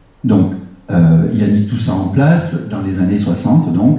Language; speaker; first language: French; native; French